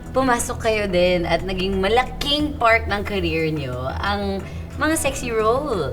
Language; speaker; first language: Filipino; native; Filipino